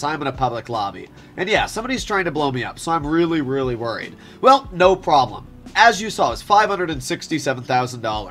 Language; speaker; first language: English; native; English